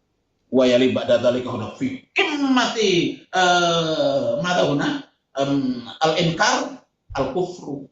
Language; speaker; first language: Arabic; non-native, fluent; Indonesian